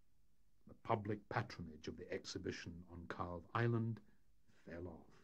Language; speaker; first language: English; native; English